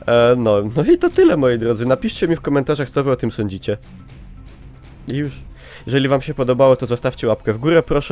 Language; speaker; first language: Polish; native; Polish